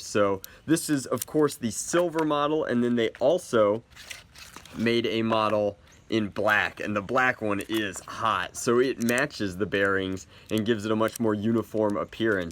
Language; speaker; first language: English; native; English